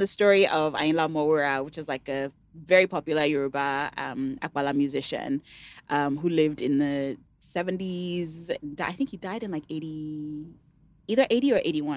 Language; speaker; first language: English; non-native, local second language; Yoruba